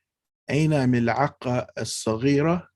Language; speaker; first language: Arabic; non-native, fluent; English